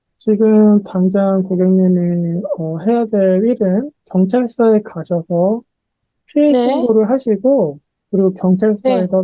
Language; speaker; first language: Korean; native; Korean